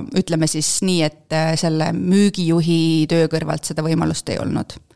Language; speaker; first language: Estonian; native; Estonian